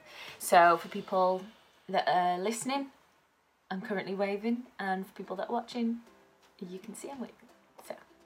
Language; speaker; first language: English; native; English